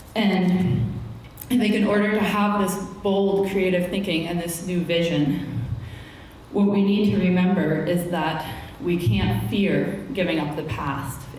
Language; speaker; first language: English; native; English